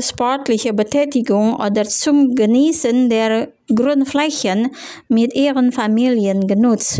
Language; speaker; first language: German; non-native, fluent; Indonesian